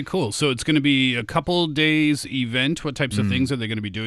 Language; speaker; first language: English; native; English